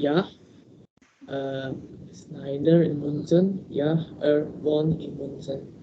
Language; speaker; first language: German; non-native, learner; Indonesian